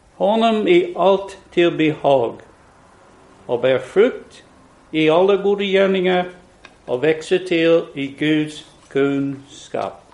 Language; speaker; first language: Swedish; non-native, fluent; English